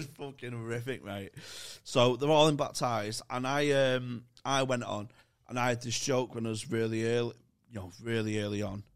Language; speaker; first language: English; native; English